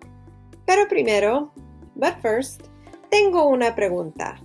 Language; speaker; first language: Spanish; non-native, fluent; English